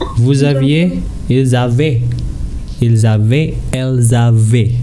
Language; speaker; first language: French; non-native, fluent; Indonesian